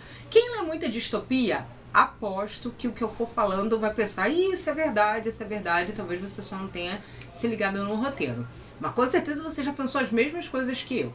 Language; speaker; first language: Portuguese; native; Portuguese